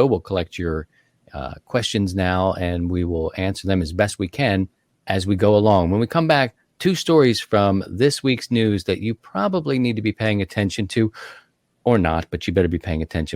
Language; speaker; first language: English; native; English